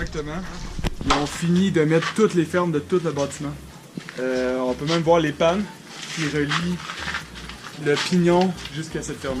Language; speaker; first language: French; native; French